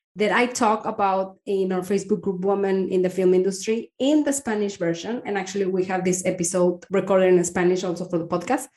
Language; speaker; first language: English; non-native, fluent; Spanish